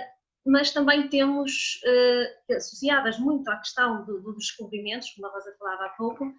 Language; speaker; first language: Portuguese; native; Portuguese